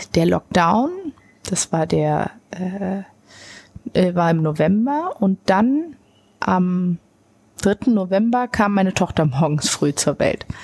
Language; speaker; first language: German; native; German